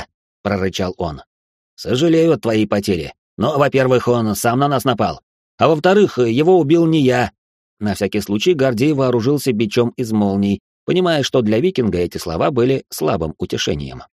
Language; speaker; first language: Russian; native; Russian